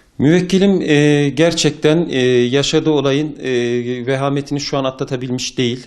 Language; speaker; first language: Turkish; native; Turkish